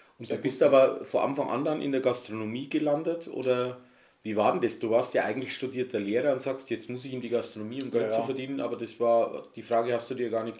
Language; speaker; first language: German; native; German